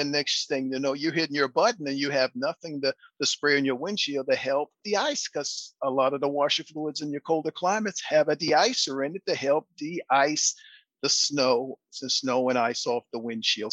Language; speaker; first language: English; native; English